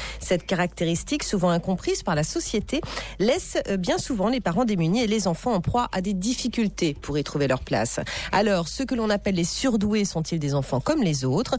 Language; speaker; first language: French; native; French